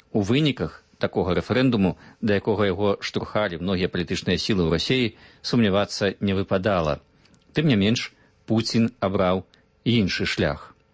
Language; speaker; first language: Belarusian; native; Belarusian